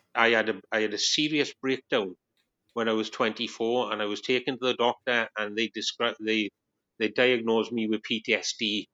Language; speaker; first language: English; native; English